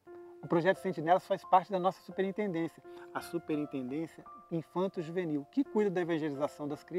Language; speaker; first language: Portuguese; native; Portuguese